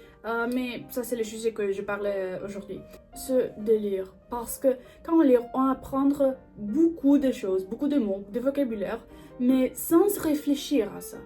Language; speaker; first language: French; non-native, learner; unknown